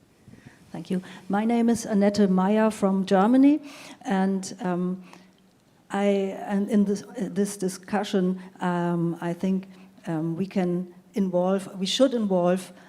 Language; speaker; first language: English; non-native, fluent; German